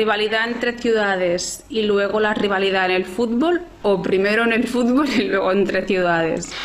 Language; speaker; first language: Spanish; native; Spanish